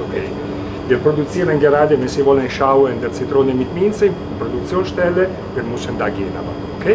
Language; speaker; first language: German; non-native, learner; Italian